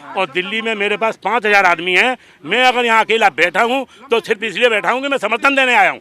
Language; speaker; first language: Hindi; native; Hindi